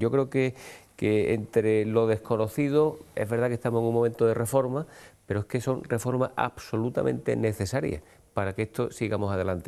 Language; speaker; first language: Spanish; native; Spanish